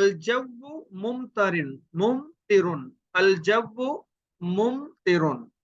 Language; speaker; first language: Arabic; non-native, fluent; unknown